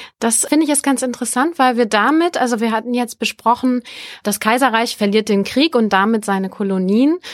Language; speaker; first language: German; native; German